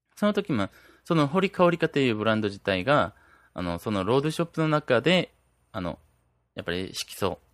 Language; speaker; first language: Japanese; non-native, fluent; Korean